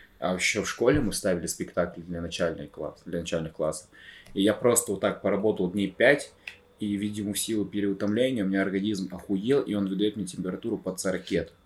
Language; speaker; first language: Russian; native; Russian